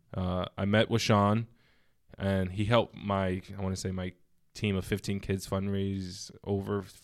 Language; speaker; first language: English; native; English